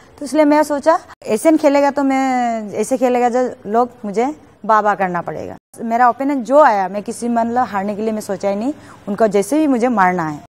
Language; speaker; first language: Hindi; non-native, local second language; Assamese